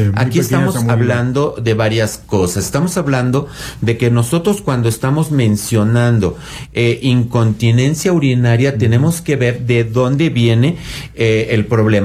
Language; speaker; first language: Spanish; native; Spanish